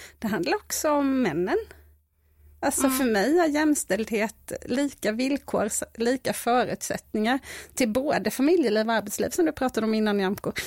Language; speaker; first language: Swedish; native; Swedish